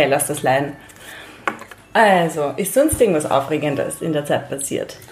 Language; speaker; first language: German; native; German